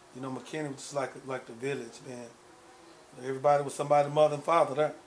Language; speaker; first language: English; native; English